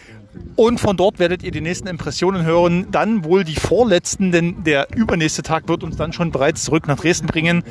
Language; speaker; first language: German; native; German